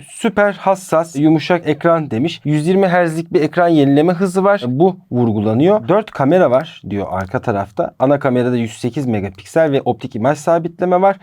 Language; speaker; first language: Turkish; native; Turkish